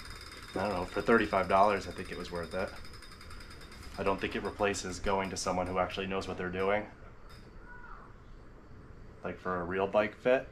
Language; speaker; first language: English; native; English